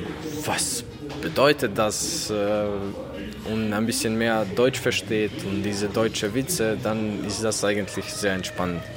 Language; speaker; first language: German; non-native, learner; Bosnian